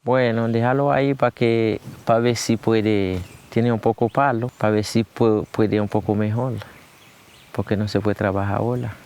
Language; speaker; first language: Spanish; non-native, learner; Haitian Creole